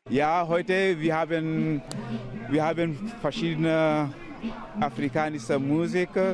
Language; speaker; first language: German; non-native, learner; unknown